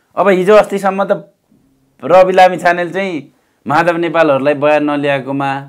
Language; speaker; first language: Nepali; native; Nepali